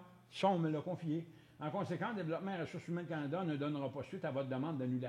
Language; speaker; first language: French; native; French